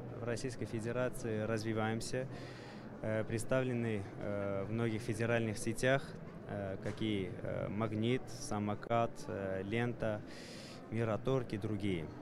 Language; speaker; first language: Russian; non-native, fluent; Armenian